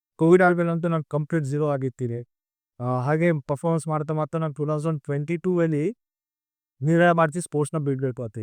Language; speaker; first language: Kannada; non-native, local second language; Lambadi